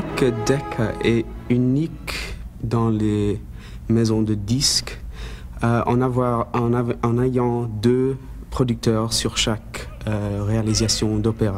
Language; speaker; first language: French; non-native, fluent; English